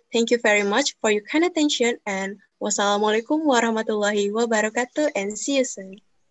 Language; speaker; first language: English; non-native, learner; Indonesian